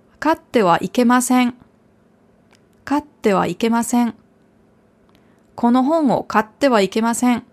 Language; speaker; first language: Japanese; non-native, fluent; German